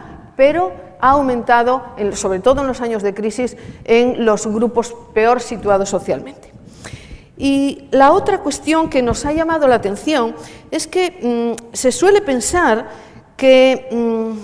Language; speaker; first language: Spanish; native; Spanish